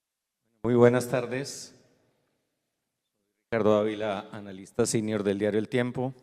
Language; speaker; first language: Spanish; native; Spanish